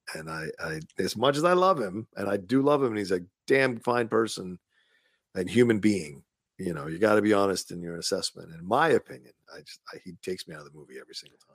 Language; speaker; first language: English; early bilingual, other home language; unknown